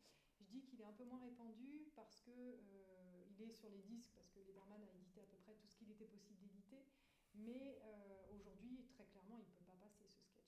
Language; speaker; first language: French; native; French